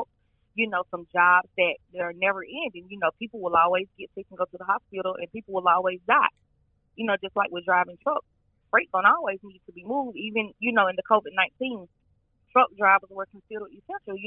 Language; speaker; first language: English; native; English